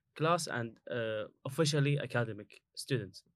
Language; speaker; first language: English; non-native, learner; Arabic